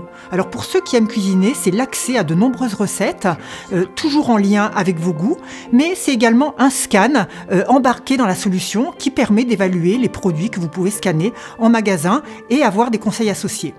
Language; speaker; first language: French; native; French